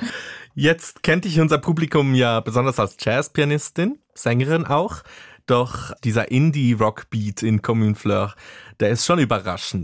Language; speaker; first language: German; native; German